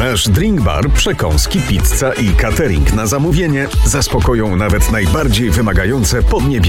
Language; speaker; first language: Polish; native; Polish